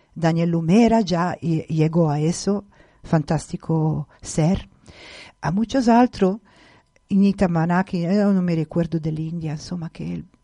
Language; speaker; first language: Spanish; non-native, fluent; Italian